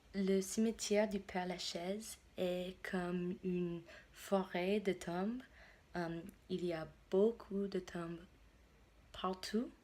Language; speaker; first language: French; non-native, fluent; English